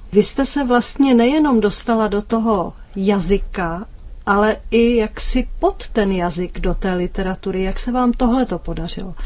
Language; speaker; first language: Czech; native; Czech